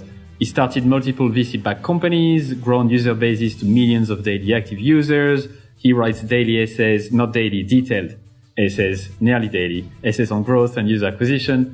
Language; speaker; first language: English; non-native, fluent; French